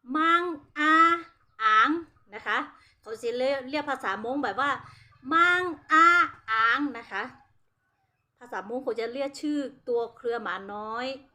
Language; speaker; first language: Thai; non-native, local second language; Hmong